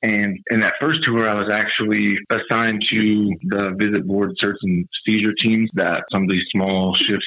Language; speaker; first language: English; native; English